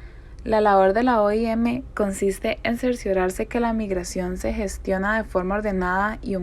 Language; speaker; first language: Spanish; native; Spanish